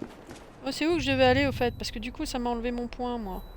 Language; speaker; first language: French; native; French